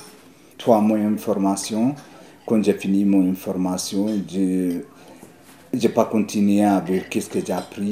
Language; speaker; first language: French; non-native, learner; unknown